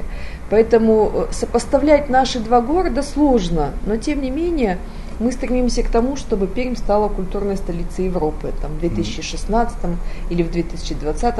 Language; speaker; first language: Russian; native; Russian